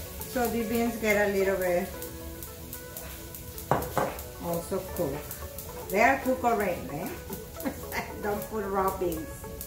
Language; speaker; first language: English; non-native, fluent; Spanish